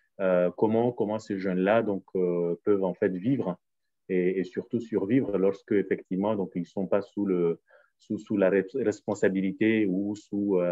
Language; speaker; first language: French; native; French